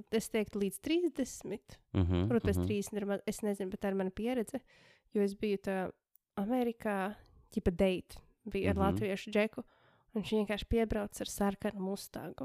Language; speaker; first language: Latvian; native; Latvian